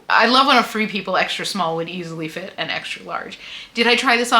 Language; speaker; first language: English; native; English